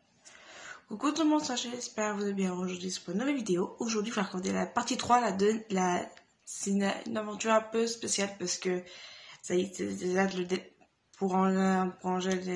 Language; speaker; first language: French; native; French